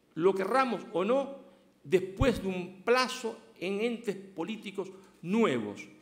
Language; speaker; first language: Spanish; native; Spanish